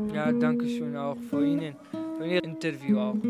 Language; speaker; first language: German; non-native, learner; Kurdish